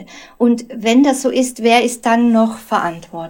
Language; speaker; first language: German; native; German